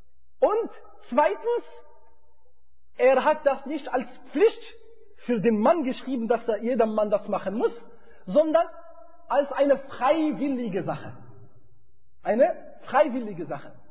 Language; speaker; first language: German; non-native, fluent; Arabic